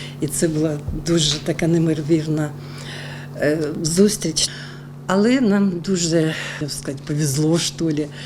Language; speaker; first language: Ukrainian; non-native, local second language; Russian